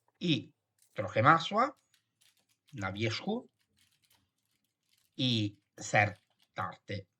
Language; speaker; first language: Polish; non-native, fluent; Italian